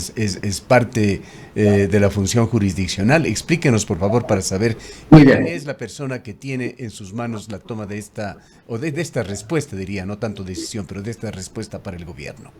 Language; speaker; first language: Spanish; native; Spanish